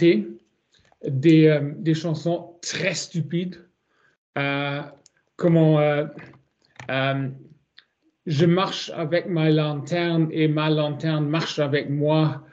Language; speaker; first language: French; non-native, learner; German